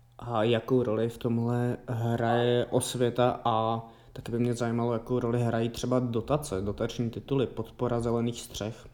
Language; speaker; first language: Czech; native; Czech